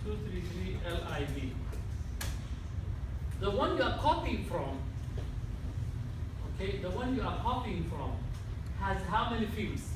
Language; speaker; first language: English; non-native, fluent; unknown